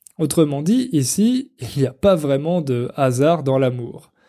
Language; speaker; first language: French; native; French